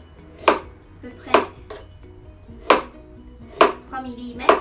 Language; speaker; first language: French; non-native, fluent; Japanese